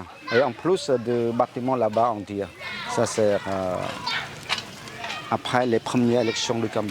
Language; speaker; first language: French; non-native, fluent; Khmer